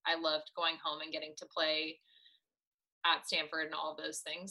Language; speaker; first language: English; native; English